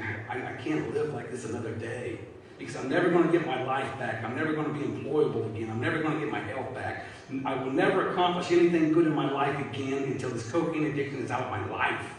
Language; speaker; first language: English; native; English